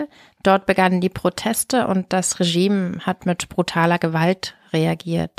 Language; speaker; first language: German; native; German